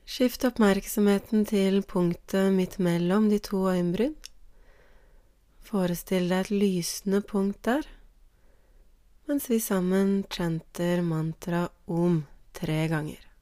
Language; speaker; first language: Norwegian; native; Norwegian